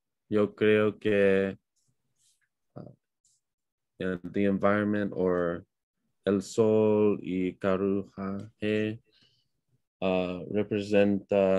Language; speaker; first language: Spanish; non-native, learner; English